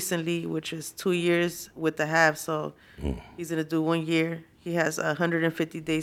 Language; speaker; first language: English; early bilingual, other home language; Spanish